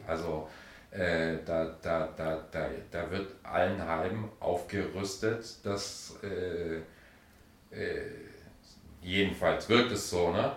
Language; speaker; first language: German; native; German